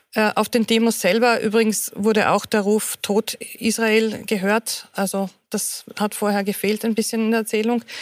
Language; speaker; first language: German; native; German